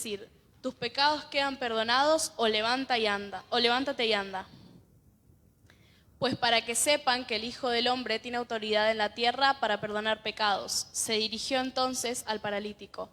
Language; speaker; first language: Spanish; native; Spanish